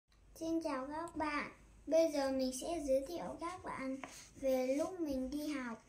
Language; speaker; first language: Vietnamese; early bilingual, heritage; Vietnamese